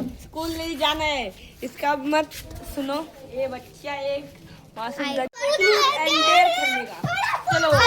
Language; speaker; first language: Hindi; non-native, local second language; Marathi